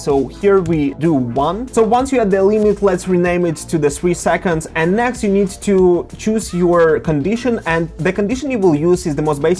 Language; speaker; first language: English; non-native, fluent; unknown